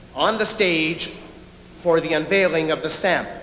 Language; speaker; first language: English; native; English